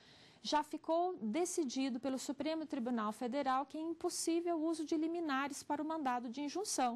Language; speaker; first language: Portuguese; native; Portuguese